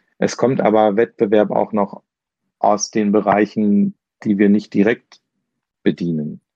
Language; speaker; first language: German; native; German